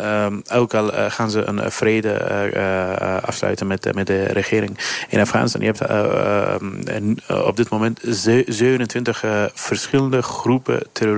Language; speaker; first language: Dutch; non-native, fluent; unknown